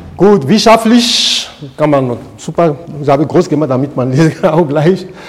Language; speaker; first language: German; non-native, fluent; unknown